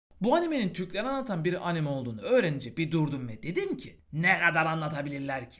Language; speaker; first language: Turkish; native; Turkish